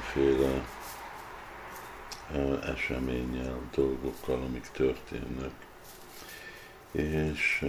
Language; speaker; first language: Hungarian; early bilingual, heritage; Hungarian